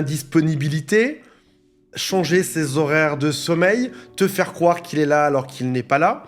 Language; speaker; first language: French; native; French